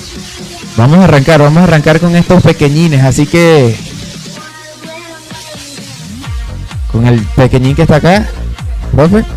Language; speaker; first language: Spanish; native; Spanish